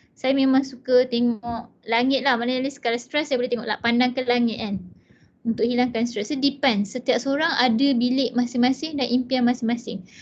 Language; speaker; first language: Malay; non-native, local second language; Chinese